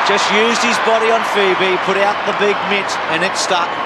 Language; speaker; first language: English; native; English